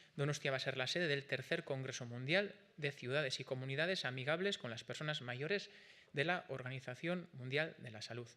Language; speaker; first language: Spanish; non-native, local second language; Basque